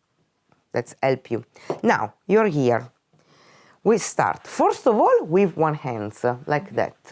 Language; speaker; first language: English; non-native, fluent; Italian